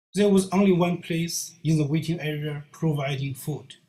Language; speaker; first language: English; non-native, learner; Chinese